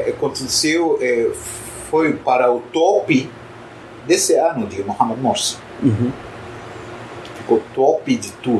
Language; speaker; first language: Portuguese; non-native, fluent; Arabic